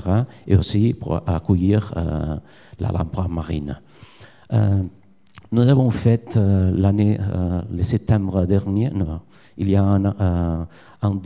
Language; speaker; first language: French; non-native, learner; Catalan